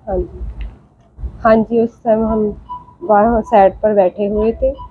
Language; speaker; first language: Hindi; non-native, local second language; Punjabi